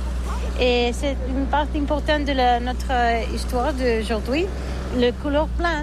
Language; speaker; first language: French; non-native, learner; Catalan